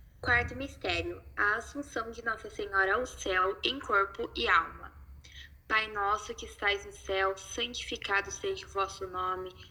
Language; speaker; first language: Portuguese; native; Portuguese